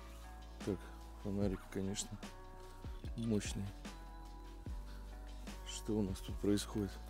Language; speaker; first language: Russian; native; Russian